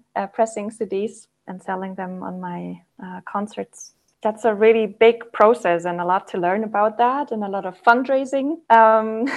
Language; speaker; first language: English; non-native, fluent; German